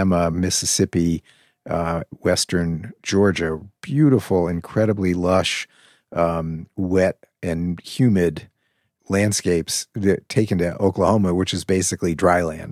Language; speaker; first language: English; native; English